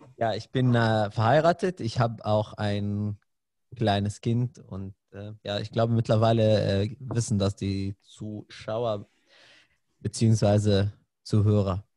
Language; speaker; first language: German; non-native, fluent; Arabic